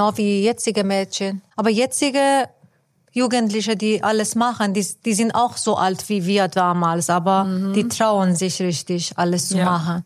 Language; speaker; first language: German; non-native, fluent; Persian